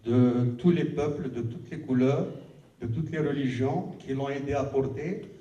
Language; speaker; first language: French; non-native, local second language; Arabic